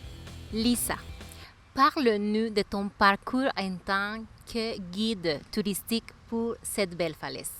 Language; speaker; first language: French; non-native, fluent; Spanish